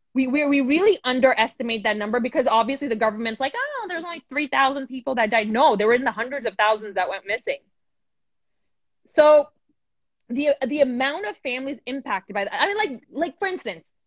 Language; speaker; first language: English; early bilingual, other home language; Punjabi